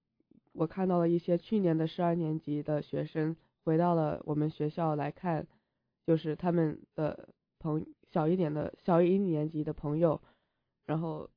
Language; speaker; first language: Chinese; early bilingual, heritage; Chinese